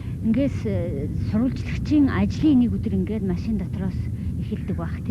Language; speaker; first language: Mongolian; native; Mongolian